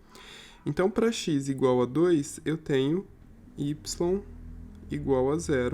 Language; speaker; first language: Portuguese; native; Portuguese